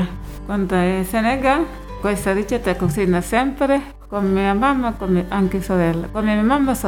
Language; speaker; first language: Italian; non-native, learner; Wolof